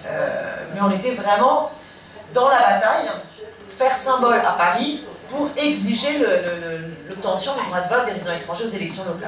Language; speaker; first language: French; native; French